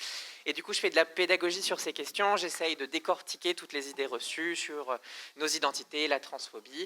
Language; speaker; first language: French; native; French